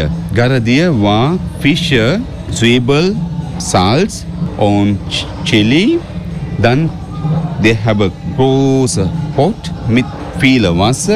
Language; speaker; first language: German; non-native, learner; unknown